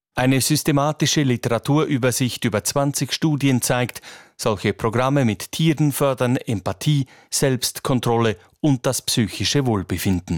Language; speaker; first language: German; native; German